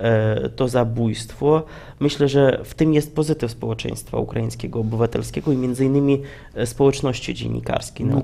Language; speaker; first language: Polish; non-native, fluent; Ukrainian